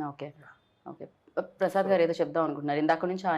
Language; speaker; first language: Telugu; native; Telugu